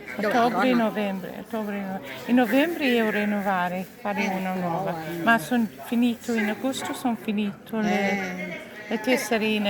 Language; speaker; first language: Italian; non-native, learner; English